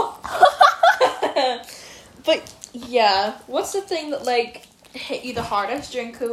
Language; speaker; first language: English; native; English